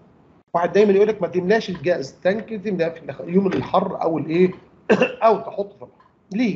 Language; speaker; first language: Arabic; native; Arabic